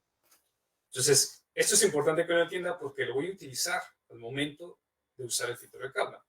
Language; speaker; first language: Spanish; native; Spanish